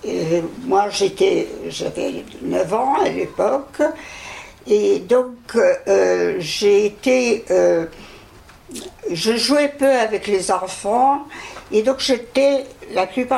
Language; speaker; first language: French; early bilingual, other home language; Yiddish